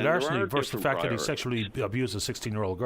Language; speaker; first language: English; native; English